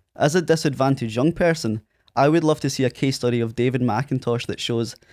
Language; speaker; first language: English; native; English